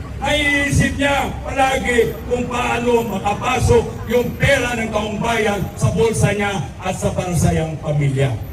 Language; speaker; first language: Filipino; non-native, local second language; Iloko